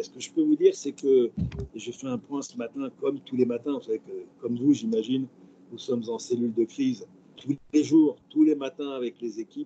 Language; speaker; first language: French; native; French